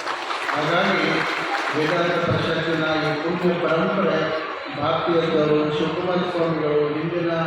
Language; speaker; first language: Kannada; native; Kannada